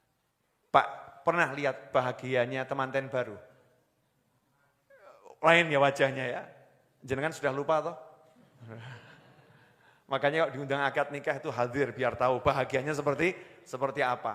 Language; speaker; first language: Indonesian; native; Indonesian